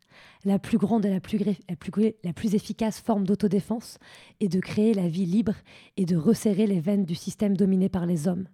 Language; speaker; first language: French; native; French